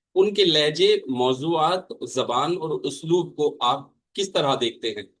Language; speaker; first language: Urdu; native; Urdu